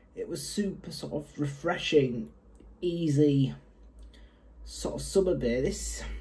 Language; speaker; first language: English; native; English